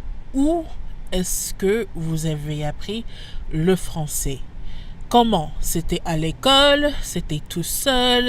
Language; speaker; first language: French; non-native, fluent; English